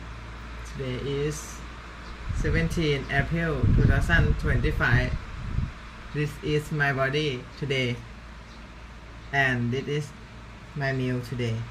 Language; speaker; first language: English; non-native, learner; Thai